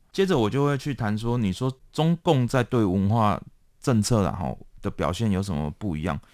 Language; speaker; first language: Chinese; native; Chinese